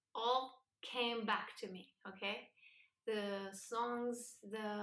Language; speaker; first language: English; non-native, fluent; Spanish